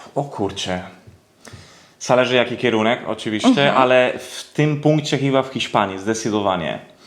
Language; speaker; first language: Polish; non-native, fluent; Spanish